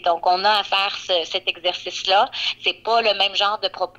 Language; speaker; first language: French; native; French